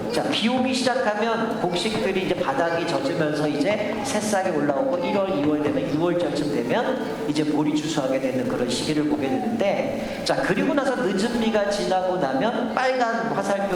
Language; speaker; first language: Korean; native; Korean